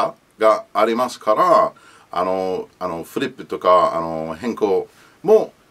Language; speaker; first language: Japanese; non-native, learner; English